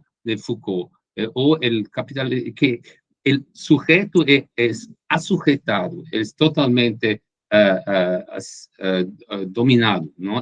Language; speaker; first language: Spanish; non-native, fluent; Portuguese